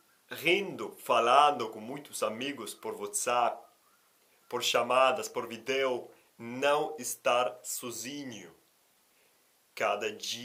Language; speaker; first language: Portuguese; non-native, fluent; Russian